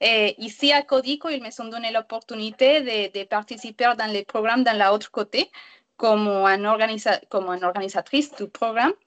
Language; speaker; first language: French; non-native, learner; Spanish